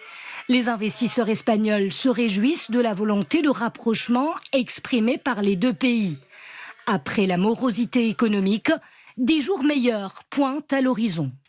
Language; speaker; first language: French; non-native, local second language; Arabic